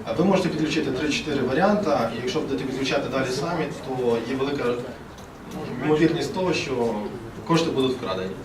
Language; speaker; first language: Ukrainian; non-native, local second language; Russian